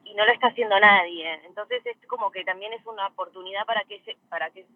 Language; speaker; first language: Spanish; native; Spanish